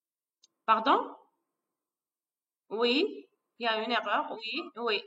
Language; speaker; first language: French; non-native, local second language; Arabic